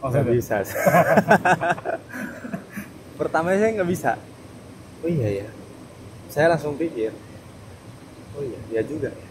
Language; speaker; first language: Indonesian; non-native, fluent; German